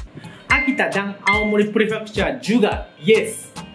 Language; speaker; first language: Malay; non-native, learner; Japanese